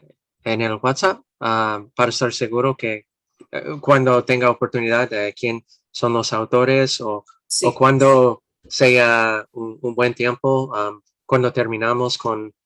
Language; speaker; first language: Spanish; non-native, fluent; English